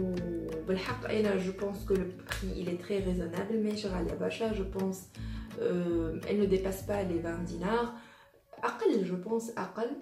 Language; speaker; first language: Arabic; native; Arabic